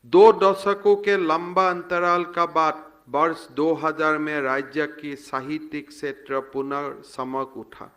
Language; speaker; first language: Hindi; non-native, local second language; Assamese